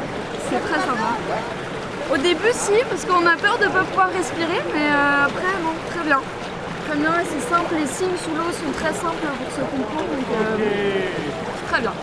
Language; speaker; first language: French; native; French